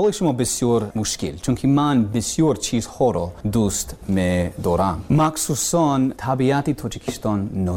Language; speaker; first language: Persian; non-native, learner; English